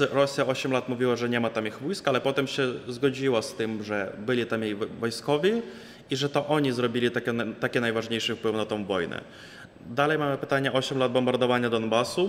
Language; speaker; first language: Polish; non-native, fluent; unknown